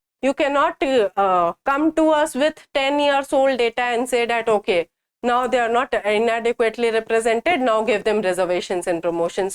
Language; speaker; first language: English; non-native, local second language; Hindi